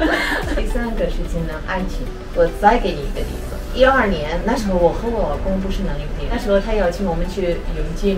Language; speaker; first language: Chinese; non-native, fluent; Armenian